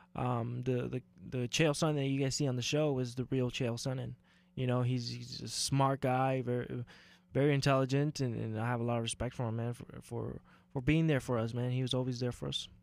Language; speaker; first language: English; native; English